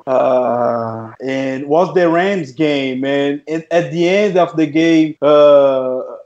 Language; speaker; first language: English; non-native, fluent; Portuguese